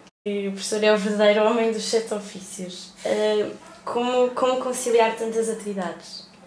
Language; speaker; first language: Portuguese; native; Portuguese